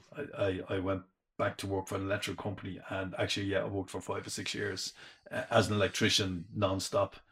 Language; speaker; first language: English; native; English